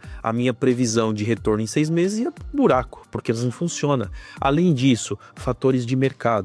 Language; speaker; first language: Portuguese; native; Portuguese